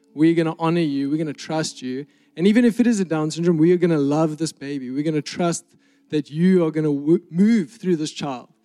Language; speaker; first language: English; native; English